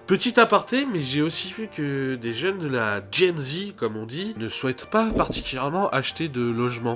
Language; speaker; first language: French; native; French